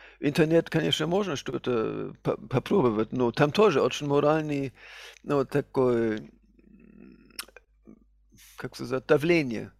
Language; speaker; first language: Russian; non-native, fluent; German